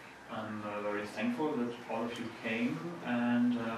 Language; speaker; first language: English; non-native, fluent; Polish